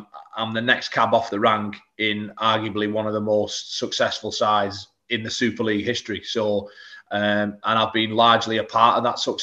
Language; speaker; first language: English; native; English